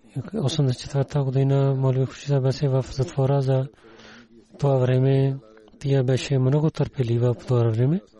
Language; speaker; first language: Bulgarian; non-native, learner; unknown